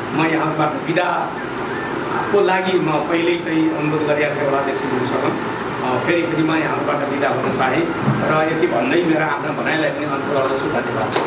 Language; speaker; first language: Nepali; native; Nepali